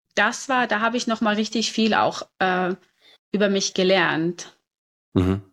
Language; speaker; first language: German; native; German